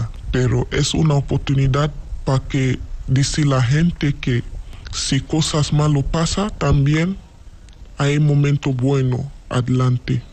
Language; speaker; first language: Spanish; non-native, learner; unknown